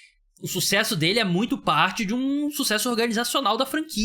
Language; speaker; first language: Portuguese; native; Portuguese